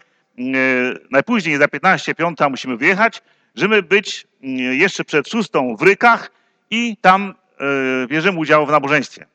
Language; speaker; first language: Polish; native; Polish